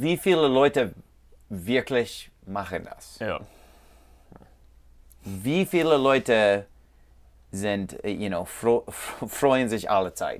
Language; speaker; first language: German; non-native, learner; English